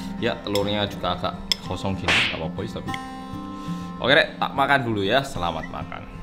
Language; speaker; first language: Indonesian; early bilingual, other home language; Korean